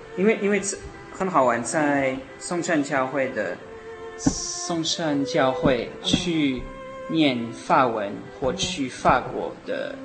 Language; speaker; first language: Chinese; non-native, learner; French